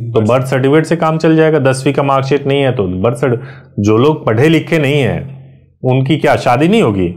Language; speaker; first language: Hindi; native; Hindi